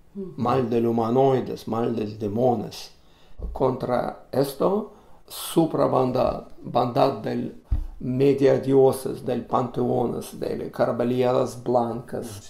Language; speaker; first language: Spanish; non-native, learner; Russian